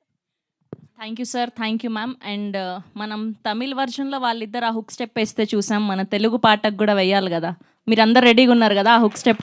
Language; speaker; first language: Telugu; native; Telugu